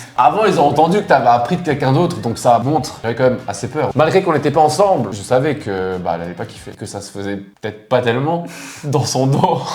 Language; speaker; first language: French; native; French